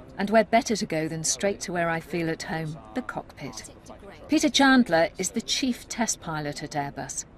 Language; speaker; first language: English; native; English